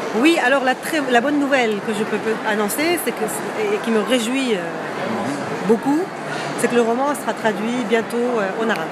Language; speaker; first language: French; non-native, local second language; Arabic